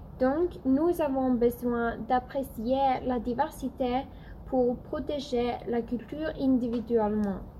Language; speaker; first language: French; non-native, learner; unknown